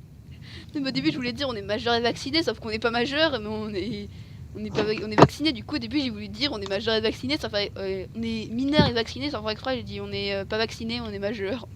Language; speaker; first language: French; native; French